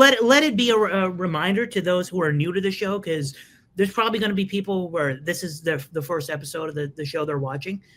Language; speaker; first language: English; native; English